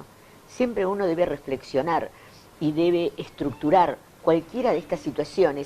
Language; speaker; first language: Spanish; native; Spanish